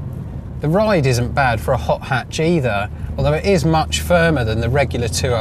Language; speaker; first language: English; native; English